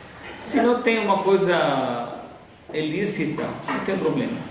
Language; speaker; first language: Portuguese; non-native, fluent; Arabic